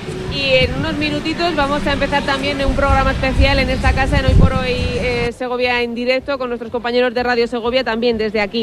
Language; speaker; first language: Spanish; native; Spanish